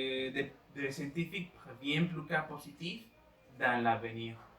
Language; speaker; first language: French; non-native, learner; Spanish